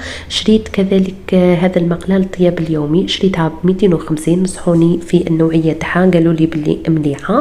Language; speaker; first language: Arabic; native; Arabic